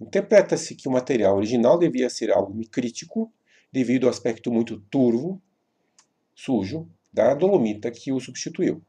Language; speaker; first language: Portuguese; native; Portuguese